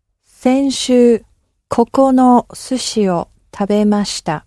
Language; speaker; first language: Japanese; non-native, learner; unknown